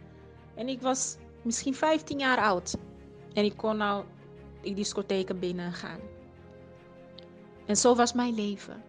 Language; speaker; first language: Dutch; non-native, fluent; Portuguese